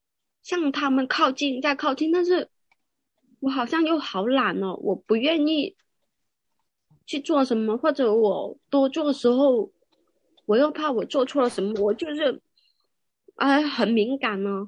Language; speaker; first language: Chinese; non-native, local second language; Cantonese